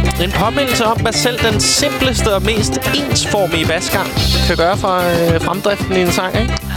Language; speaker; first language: Danish; native; Danish